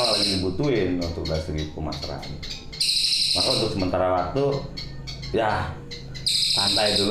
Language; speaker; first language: Indonesian; non-native, local second language; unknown